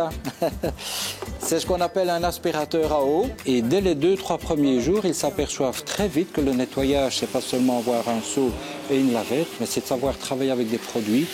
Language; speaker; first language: French; native; French